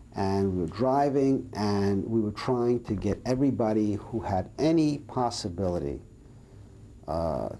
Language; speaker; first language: English; early bilingual, other home language; Serbian